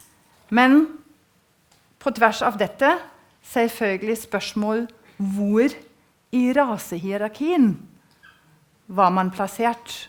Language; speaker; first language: Norwegian; non-native, fluent; German